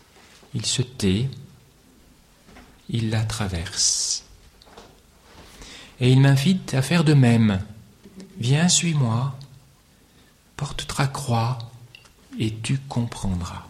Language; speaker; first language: French; native; French